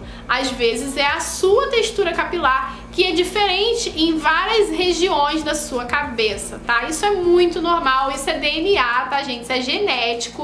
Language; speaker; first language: Portuguese; native; Portuguese